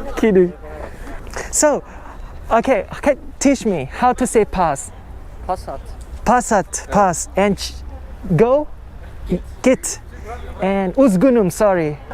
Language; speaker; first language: English; non-native, learner; Thai